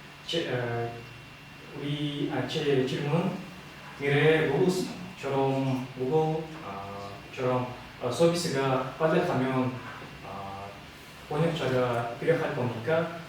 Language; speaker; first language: Korean; non-native, learner; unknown